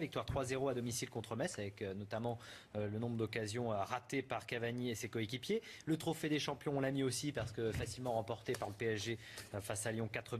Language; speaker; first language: French; native; French